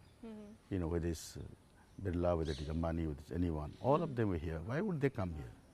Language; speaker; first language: English; non-native, local second language; Odia